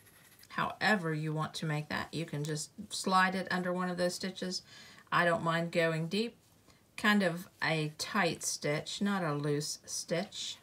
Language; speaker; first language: English; native; English